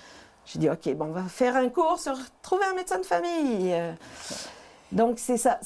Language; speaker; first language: French; native; French